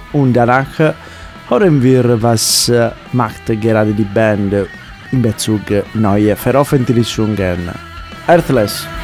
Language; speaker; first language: German; non-native, fluent; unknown